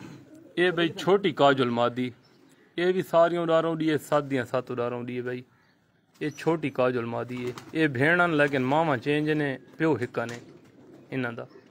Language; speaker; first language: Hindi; non-native, local second language; Punjabi